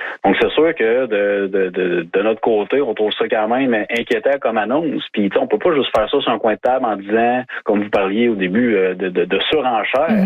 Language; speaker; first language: French; native; French